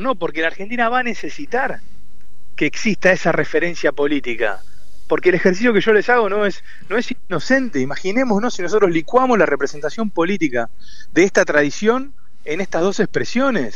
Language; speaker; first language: Spanish; native; Spanish